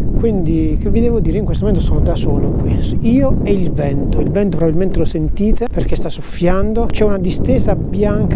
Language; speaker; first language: Italian; native; Italian